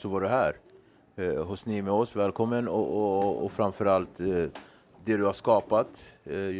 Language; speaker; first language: Swedish; native; Swedish